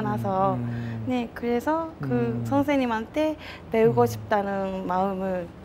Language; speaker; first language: Korean; non-native, fluent; Japanese